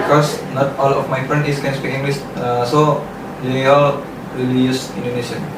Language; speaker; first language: English; non-native, learner; Indonesian